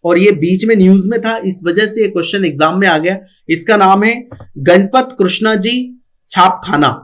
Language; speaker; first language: Hindi; non-native, local second language; Marathi